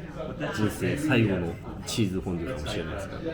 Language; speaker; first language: Japanese; native; Japanese